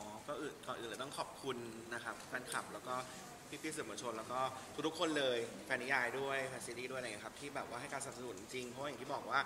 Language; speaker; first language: Thai; native; Thai